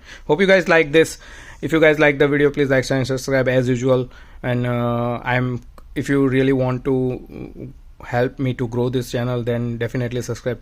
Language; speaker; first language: English; non-native, fluent; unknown